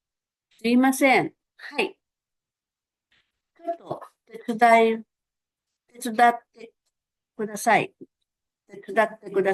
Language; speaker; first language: Japanese; non-native, fluent; Filipino